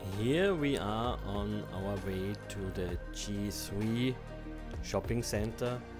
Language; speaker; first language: English; non-native, fluent; German